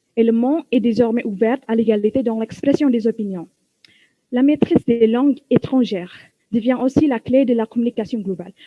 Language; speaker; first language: French; non-native, fluent; Indonesian